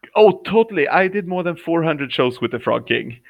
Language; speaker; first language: English; non-native, fluent; Swedish